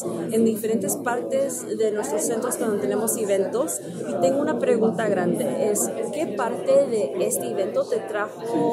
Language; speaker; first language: Spanish; early bilingual, heritage; Spanish